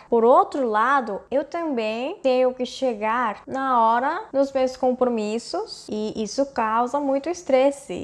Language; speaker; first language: Portuguese; non-native, fluent; Korean